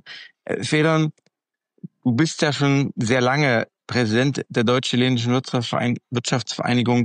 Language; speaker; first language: German; native; German